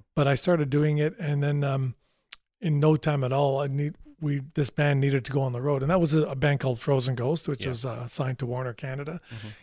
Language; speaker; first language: English; native; English